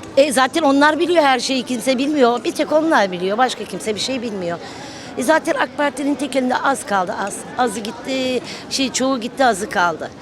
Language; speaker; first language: Turkish; native; Turkish